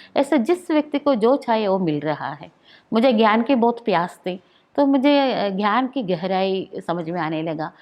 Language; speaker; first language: Hindi; non-native, local second language; Malayalam